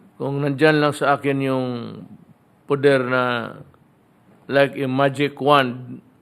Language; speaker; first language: Filipino; non-native, local second language; Cebuano